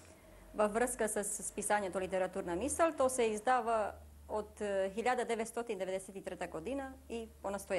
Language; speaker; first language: Bulgarian; early bilingual, heritage; Bulgarian